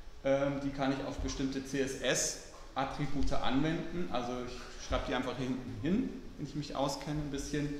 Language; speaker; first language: German; native; German